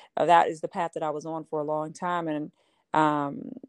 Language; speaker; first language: English; native; English